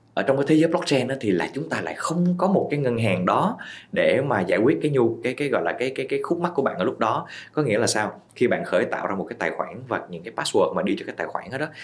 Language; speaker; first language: Vietnamese; native; Vietnamese